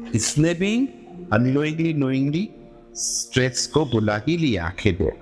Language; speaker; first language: Hindi; non-native, local second language; Gujarati